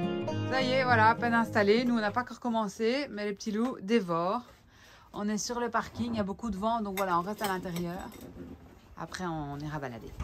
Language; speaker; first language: French; native; French